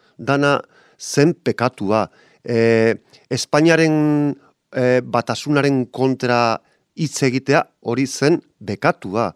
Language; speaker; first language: Basque; non-native, local second language; Spanish